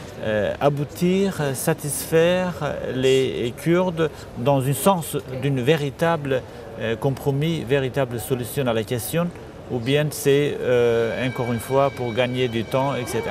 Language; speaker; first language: French; non-native, fluent; Kurdish